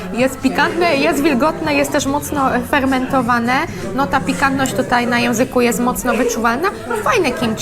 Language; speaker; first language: Polish; native; Polish